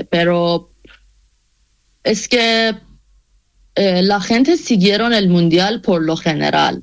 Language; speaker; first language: Spanish; non-native, fluent; Persian